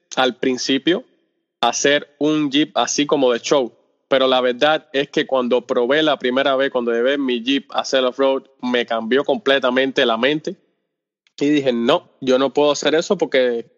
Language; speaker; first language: Spanish; native; Spanish